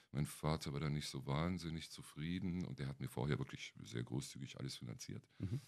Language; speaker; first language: German; native; German